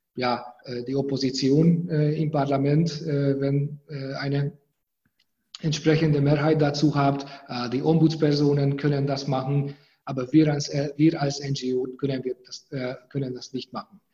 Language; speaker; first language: German; non-native, fluent; Hungarian